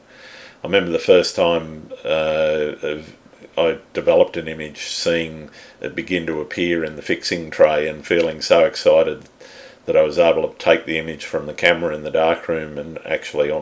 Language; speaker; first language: English; native; English